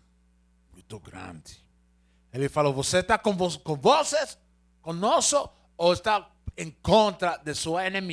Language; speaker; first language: Portuguese; non-native, learner; Spanish